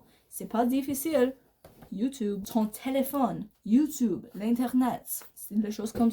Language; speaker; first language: French; non-native, learner; English